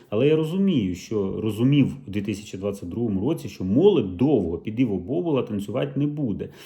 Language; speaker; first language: Ukrainian; native; Ukrainian